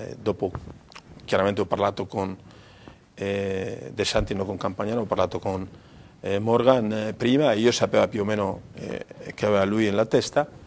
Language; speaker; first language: Italian; non-native, fluent; Spanish